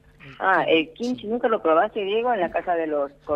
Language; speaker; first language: Spanish; early bilingual, other home language; Korean